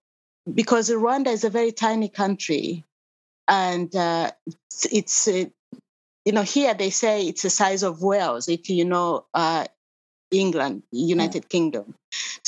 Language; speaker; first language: English; non-native, local second language; Kinyarwanda